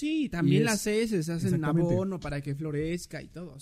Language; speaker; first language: Spanish; native; Spanish